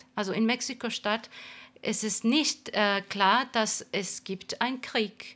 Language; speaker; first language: German; non-native, fluent; Spanish